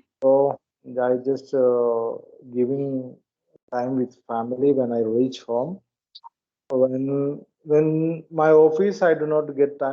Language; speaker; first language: English; non-native, learner; Malayalam